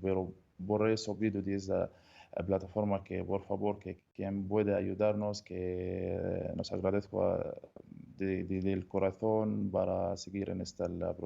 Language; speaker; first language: Spanish; non-native, learner; Arabic